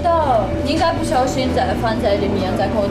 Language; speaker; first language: Chinese; non-native, fluent; Russian